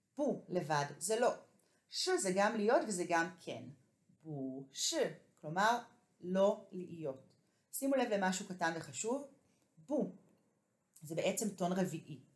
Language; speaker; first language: Hebrew; native; Hebrew